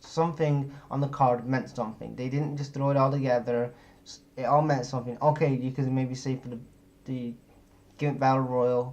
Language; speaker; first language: English; native; English